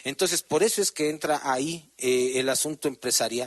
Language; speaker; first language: Spanish; native; Spanish